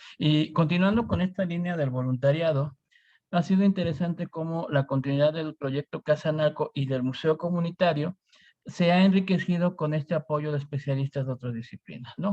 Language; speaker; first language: Spanish; native; Spanish